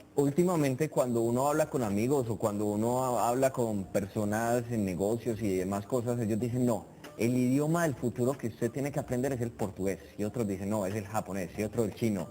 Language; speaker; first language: Spanish; native; Spanish